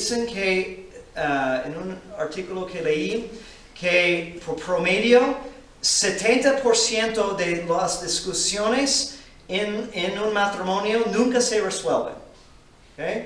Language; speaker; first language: Spanish; non-native, fluent; English